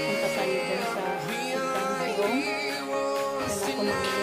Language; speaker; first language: Filipino; non-native, local second language; Cebuano